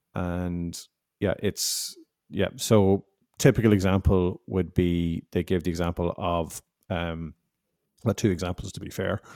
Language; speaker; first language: English; native; English